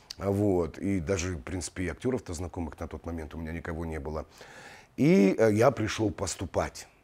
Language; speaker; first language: Russian; non-native, local second language; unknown